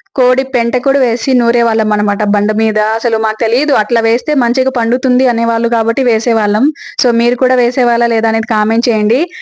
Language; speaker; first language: Telugu; native; Telugu